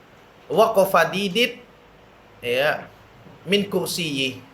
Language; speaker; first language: Arabic; non-native, fluent; Indonesian